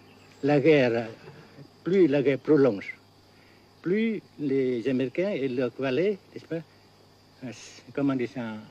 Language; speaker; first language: French; non-native, local second language; Vietnamese